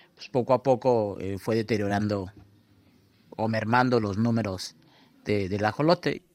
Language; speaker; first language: German; non-native, fluent; Spanish